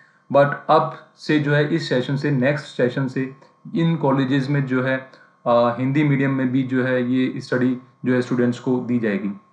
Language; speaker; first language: Hindi; native; Hindi